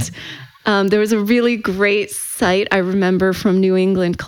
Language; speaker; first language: English; early bilingual, other home language; Chinese